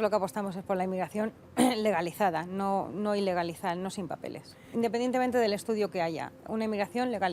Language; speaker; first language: Spanish; native; Spanish